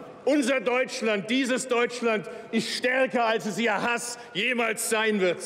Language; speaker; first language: German; early bilingual, other home language; Turkish